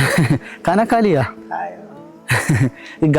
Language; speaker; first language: Hindi; non-native, local second language; Malayalam